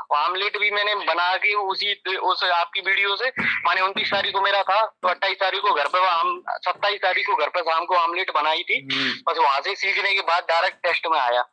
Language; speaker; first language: Hindi; native; Hindi